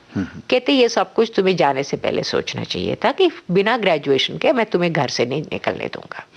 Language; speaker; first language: Hindi; non-native, local second language; Telugu